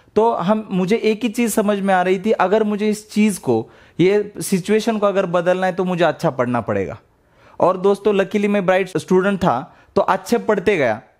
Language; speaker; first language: Hindi; non-native, local second language; Marathi